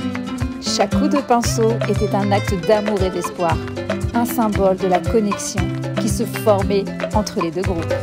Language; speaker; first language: French; native; French